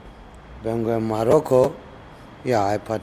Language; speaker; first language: Spanish; non-native, learner; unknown